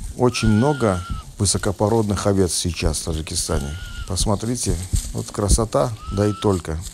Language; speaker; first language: Russian; non-native, local second language; Tajik